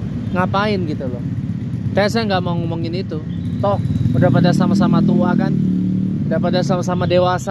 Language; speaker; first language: Indonesian; native; Indonesian